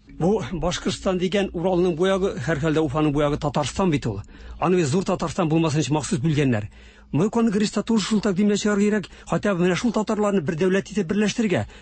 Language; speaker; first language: Tatar; native; Tatar